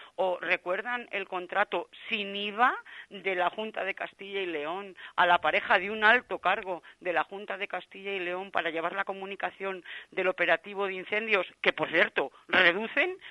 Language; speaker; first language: Spanish; native; Spanish